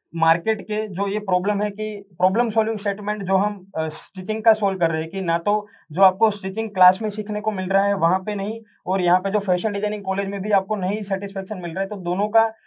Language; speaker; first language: Hindi; non-native, local second language; Gujarati